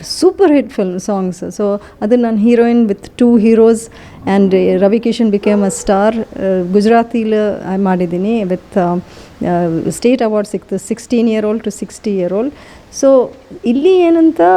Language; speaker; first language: Kannada; non-native, fluent; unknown